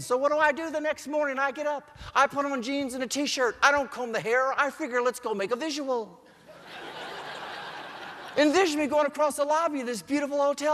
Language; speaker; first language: English; native; English